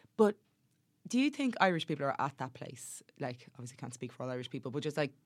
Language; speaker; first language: English; native; English